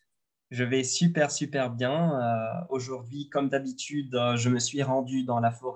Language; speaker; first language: French; non-native, local second language; Arabic